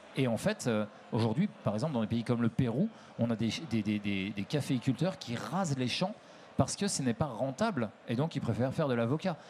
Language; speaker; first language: French; native; French